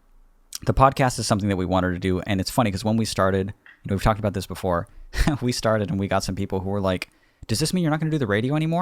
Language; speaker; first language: English; native; English